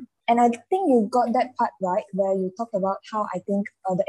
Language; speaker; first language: English; non-native, local second language; Chinese